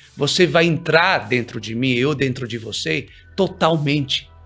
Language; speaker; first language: Portuguese; early bilingual, other home language; Italian